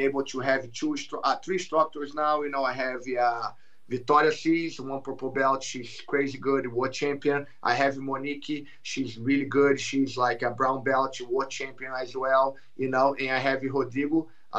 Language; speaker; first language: English; non-native, learner; Portuguese